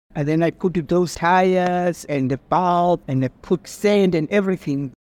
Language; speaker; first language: English; non-native, local second language; Xhosa